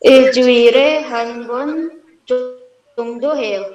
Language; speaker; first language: Korean; non-native, learner; Indonesian